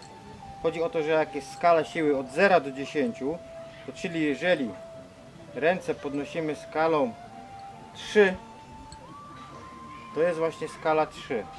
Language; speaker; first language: Polish; non-native, fluent; Vietnamese